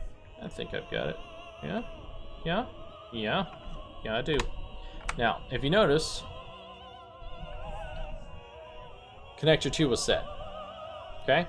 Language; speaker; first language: English; native; English